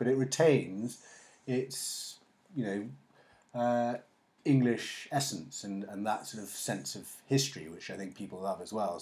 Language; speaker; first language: English; native; English